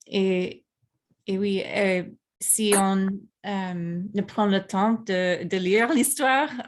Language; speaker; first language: French; non-native, fluent; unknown